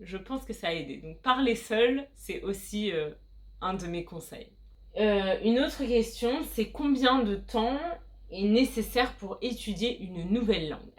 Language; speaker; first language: French; native; French